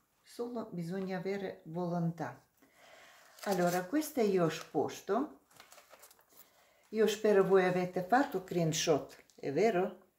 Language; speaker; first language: Italian; non-native, learner; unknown